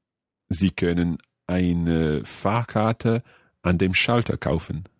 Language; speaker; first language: German; non-native, learner; English